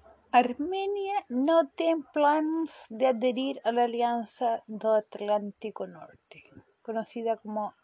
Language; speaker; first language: Portuguese; non-native, fluent; Spanish